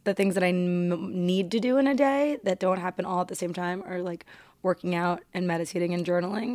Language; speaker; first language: English; native; English